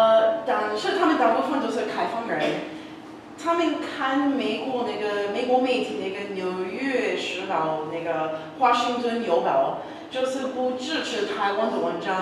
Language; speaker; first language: Chinese; non-native, learner; English